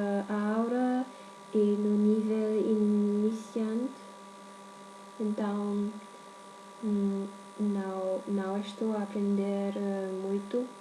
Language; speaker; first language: Portuguese; non-native, learner; Cantonese